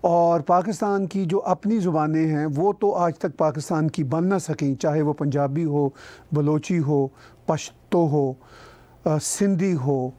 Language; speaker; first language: Urdu; non-native, local second language; Punjabi